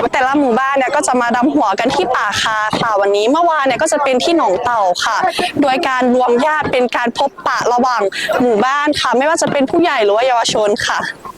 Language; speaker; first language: Thai; non-native, local second language; Lahu